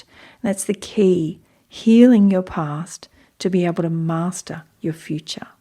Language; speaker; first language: English; native; English